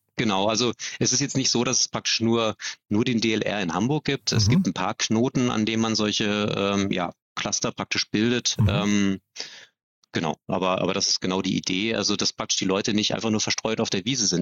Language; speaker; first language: German; native; German